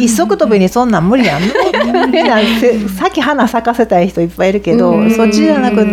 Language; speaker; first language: Japanese; native; Japanese